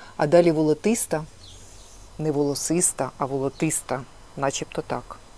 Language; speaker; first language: Ukrainian; non-native, local second language; Russian